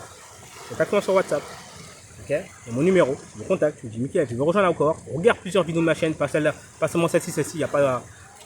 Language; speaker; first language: French; native; French